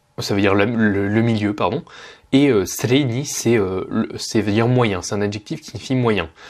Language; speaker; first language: French; native; French